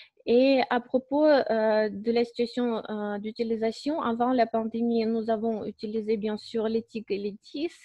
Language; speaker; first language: French; non-native, fluent; Russian